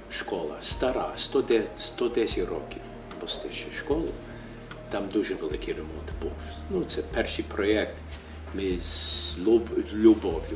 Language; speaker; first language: Ukrainian; early bilingual, heritage; Ukrainian